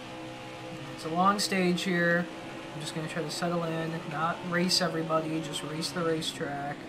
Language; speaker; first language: English; native; English